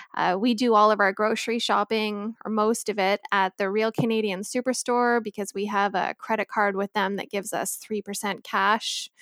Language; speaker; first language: English; native; English